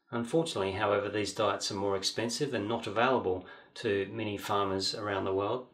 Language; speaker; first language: English; native; English